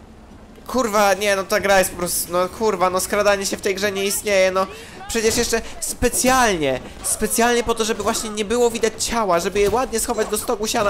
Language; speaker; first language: Polish; native; Polish